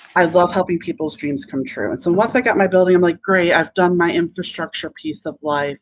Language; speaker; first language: English; native; English